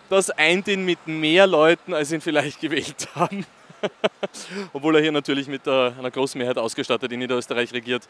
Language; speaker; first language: German; native; German